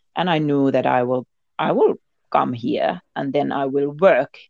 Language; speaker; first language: English; non-native, learner; Finnish